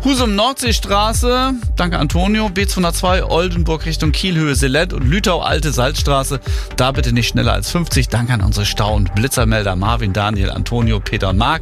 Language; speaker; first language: German; native; German